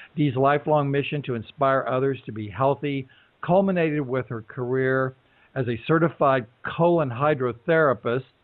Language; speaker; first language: English; native; English